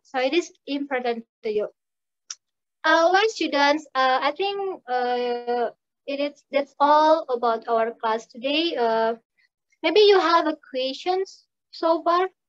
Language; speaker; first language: English; non-native, learner; Indonesian